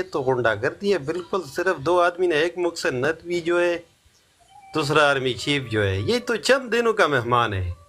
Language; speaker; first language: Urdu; non-native, local second language; Pashto